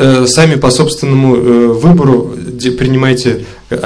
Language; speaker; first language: Russian; native; Russian